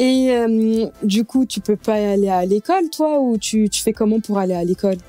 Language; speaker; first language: French; native; French